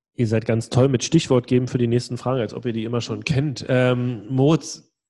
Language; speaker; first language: German; non-native, fluent; English